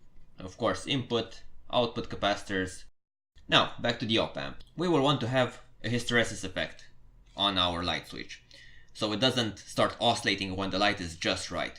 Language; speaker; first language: English; non-native, fluent; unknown